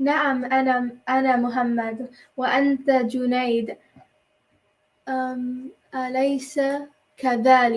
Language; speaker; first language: Arabic; non-native, learner; English